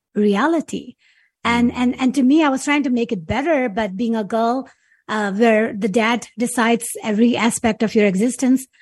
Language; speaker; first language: English; non-native, local second language; Urdu